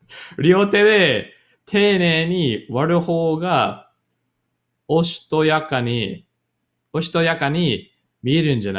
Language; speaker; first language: Japanese; non-native, learner; English